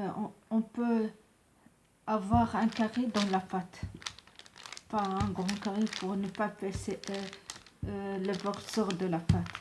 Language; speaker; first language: French; non-native, local second language; Arabic